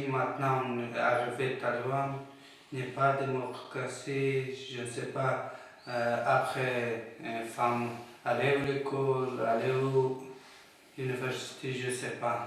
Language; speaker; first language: French; non-native, learner; Persian